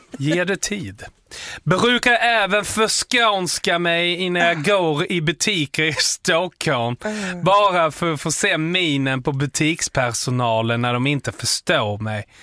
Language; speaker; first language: Swedish; native; Swedish